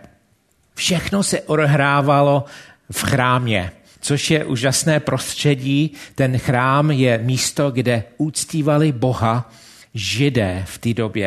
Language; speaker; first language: Czech; non-native, fluent; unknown